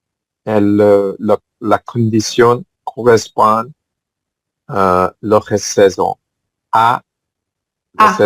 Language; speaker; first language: French; non-native, fluent; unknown